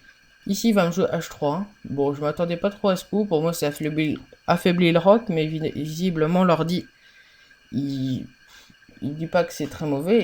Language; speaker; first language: French; native; French